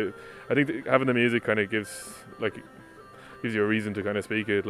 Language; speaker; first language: English; non-native, local second language; Irish